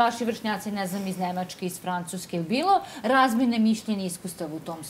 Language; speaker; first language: Serbian; native; Serbian